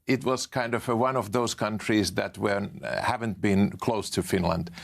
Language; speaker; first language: English; non-native, fluent; Finnish